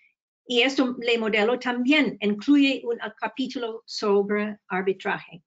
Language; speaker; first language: Spanish; non-native, fluent; English